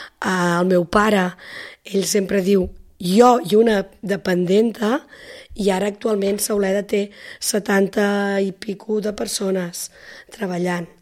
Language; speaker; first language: Catalan; native; Catalan